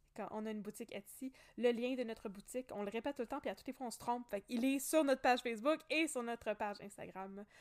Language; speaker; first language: French; native; French